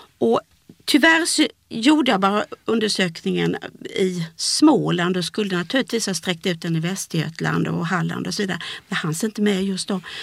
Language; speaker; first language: Swedish; native; Swedish